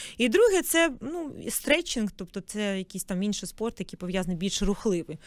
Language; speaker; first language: Ukrainian; non-native, local second language; Russian